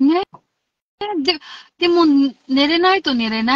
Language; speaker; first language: Japanese; non-native, local second language; Filipino